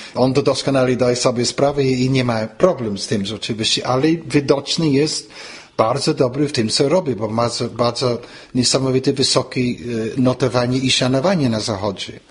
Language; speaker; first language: Polish; non-native, fluent; English